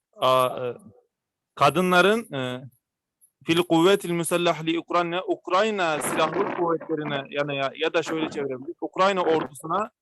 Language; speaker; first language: Turkish; native; Turkish